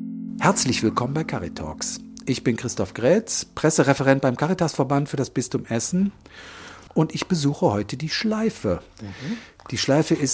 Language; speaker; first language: German; native; German